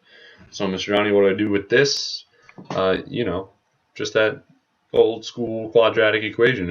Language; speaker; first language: English; native; English